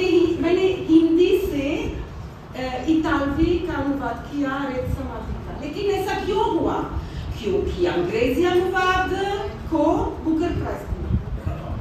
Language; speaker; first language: Hindi; non-native, fluent; Italian